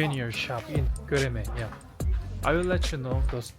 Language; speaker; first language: English; non-native, learner; Korean